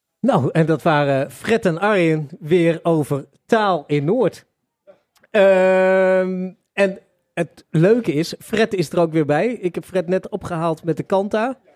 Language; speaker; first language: Dutch; native; Dutch